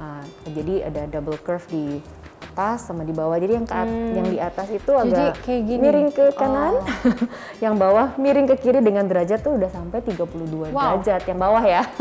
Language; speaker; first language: Indonesian; native; Indonesian